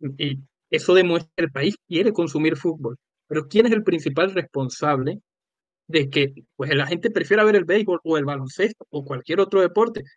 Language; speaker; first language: Spanish; native; Spanish